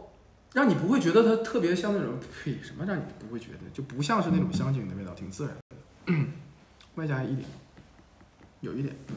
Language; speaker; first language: Chinese; native; Chinese